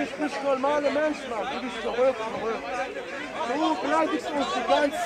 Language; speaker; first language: German; non-native, learner; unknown